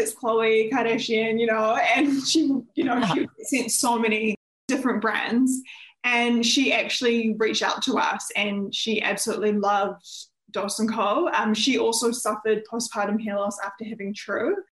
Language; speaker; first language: English; native; English